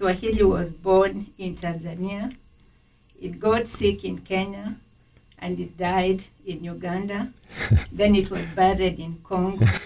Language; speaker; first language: English; non-native, local second language; Kalenjin